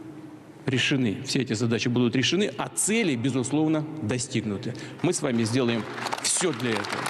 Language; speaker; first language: Russian; native; Russian